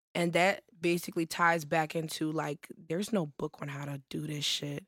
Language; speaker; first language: English; early bilingual, other home language; Haitian Creole